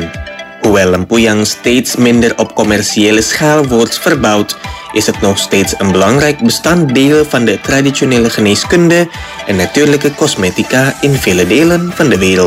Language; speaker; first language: Dutch; non-native, fluent; Indonesian